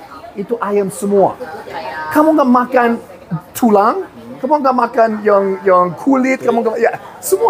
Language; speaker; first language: Indonesian; non-native, fluent; English